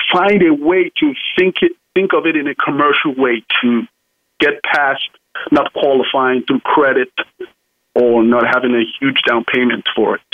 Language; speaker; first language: English; non-native, local second language; Yoruba